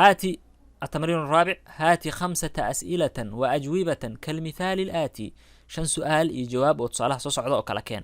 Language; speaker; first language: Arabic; non-native, local second language; Somali